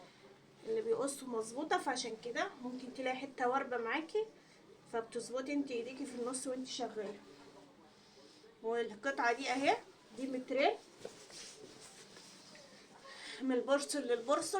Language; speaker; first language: Arabic; native; Arabic